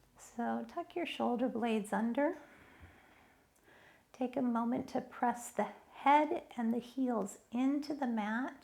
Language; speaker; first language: English; native; English